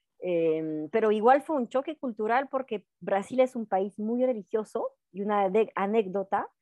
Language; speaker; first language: Spanish; non-native, fluent; French